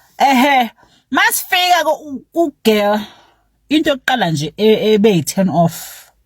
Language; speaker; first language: Zulu; native; Zulu